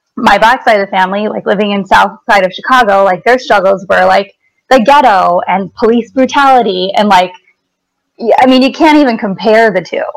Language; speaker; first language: English; native; English